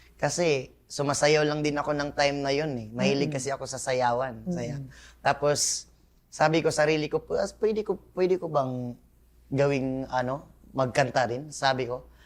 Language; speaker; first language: Filipino; non-native, local second language; Cebuano